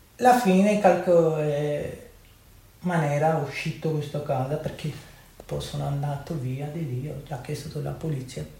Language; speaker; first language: Italian; non-native, learner; Urdu